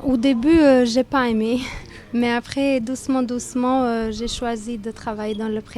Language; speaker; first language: French; non-native, learner; Albanian